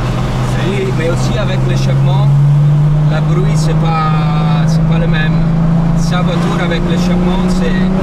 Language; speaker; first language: French; non-native, learner; Italian